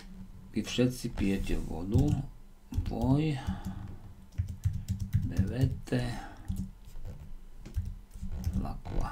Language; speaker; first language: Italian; non-native, learner; Slovak